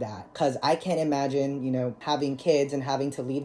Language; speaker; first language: English; early bilingual, other home language; Cebuano